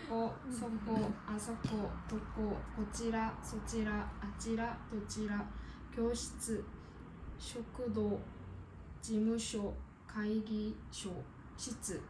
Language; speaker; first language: Japanese; non-native, learner; Korean